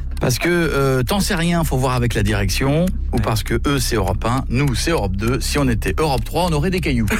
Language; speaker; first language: French; native; French